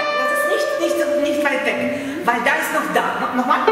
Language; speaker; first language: German; non-native, fluent; Russian